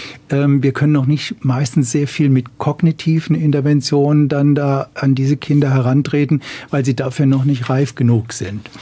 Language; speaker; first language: German; native; German